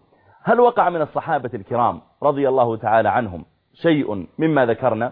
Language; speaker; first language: Arabic; native; Arabic